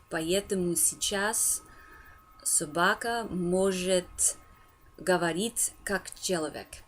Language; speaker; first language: Russian; non-native, learner; English